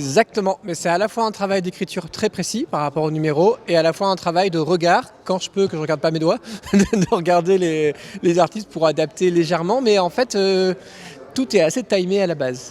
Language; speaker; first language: French; native; French